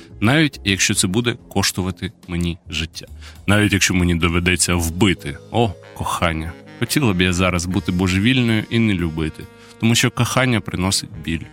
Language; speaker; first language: Ukrainian; native; Ukrainian